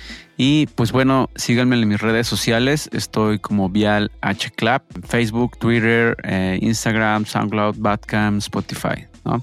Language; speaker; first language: Spanish; native; Spanish